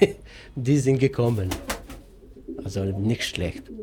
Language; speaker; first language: German; non-native, learner; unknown